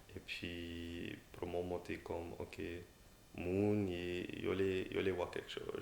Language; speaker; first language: French; early bilingual, other home language; English